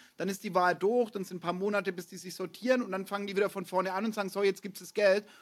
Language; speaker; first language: German; native; German